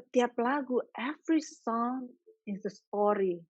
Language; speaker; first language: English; non-native, fluent; Indonesian